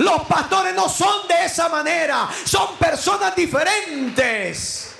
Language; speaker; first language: Spanish; native; Spanish